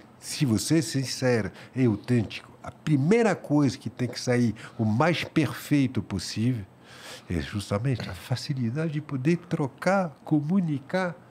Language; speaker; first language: Portuguese; non-native, fluent; French